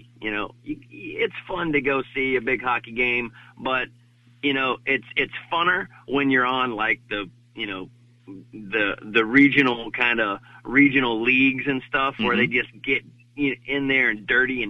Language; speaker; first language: English; native; English